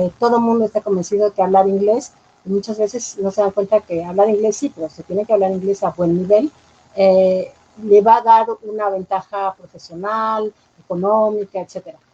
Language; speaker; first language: Spanish; native; Spanish